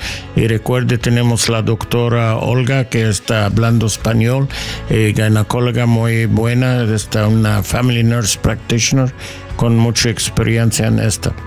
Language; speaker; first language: Spanish; non-native, learner; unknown